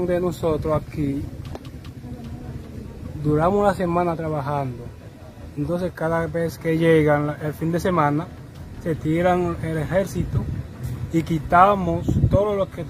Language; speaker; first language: Spanish; non-native, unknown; Haitian Creole